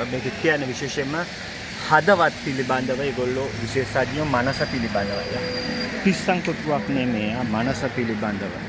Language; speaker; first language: Sinhala; native; Sinhala